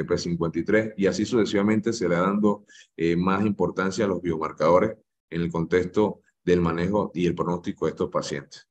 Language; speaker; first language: Spanish; native; Spanish